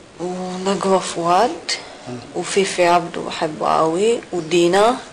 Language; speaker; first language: Arabic; non-native, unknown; Russian